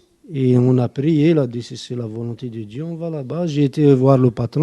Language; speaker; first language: French; non-native, local second language; Arabic